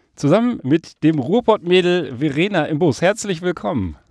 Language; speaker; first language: German; native; German